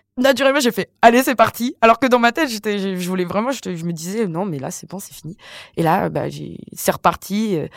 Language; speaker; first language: French; non-native, local second language; Malagasy